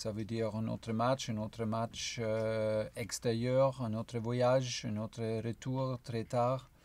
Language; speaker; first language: French; non-native, fluent; German